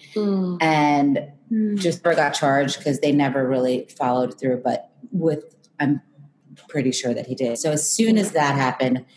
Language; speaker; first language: English; native; English